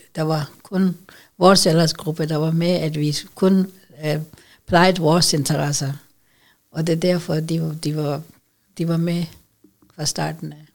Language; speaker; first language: Danish; non-native, fluent; Urdu